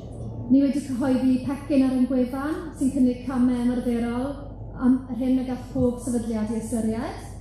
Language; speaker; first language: Welsh; native; Welsh